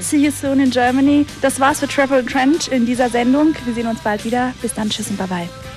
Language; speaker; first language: German; native; German